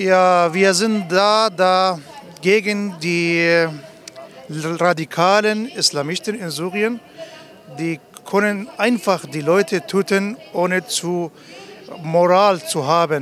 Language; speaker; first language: German; non-native, learner; Kurdish